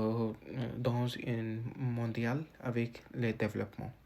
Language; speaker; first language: French; non-native, learner; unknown